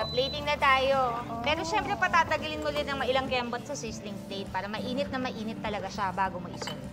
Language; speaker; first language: Filipino; native; Filipino